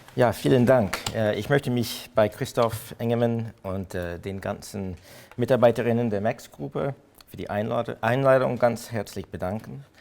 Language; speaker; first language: German; non-native, fluent; English